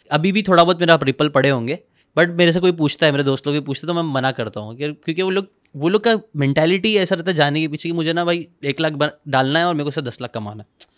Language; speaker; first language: Hindi; native; Hindi